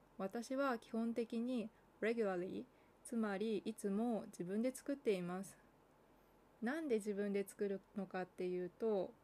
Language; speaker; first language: Japanese; native; Japanese